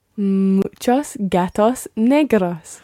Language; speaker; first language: Spanish; non-native, learner; English